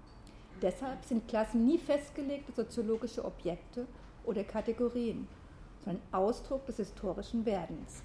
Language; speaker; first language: German; native; German